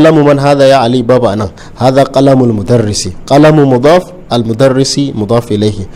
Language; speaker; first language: Arabic; non-native, fluent; Hausa